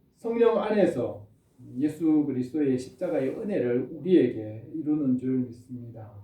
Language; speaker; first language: Korean; native; Korean